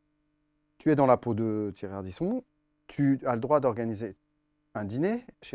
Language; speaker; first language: French; native; French